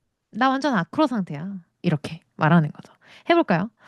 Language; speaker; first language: Korean; native; Korean